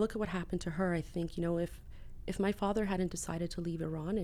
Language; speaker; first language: English; native; English